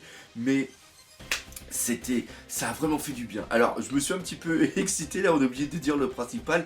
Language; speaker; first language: French; native; French